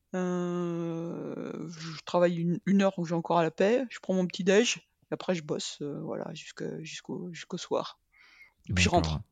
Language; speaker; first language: French; native; French